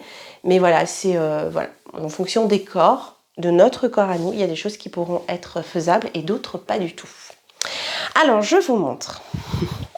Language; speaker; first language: French; native; French